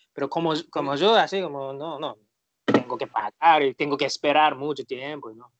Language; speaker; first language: Spanish; non-native, learner; Japanese